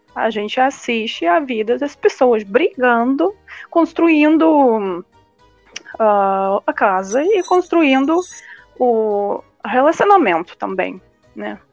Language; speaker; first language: Portuguese; non-native, fluent; Russian